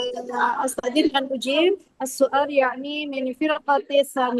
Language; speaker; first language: Arabic; non-native, learner; Indonesian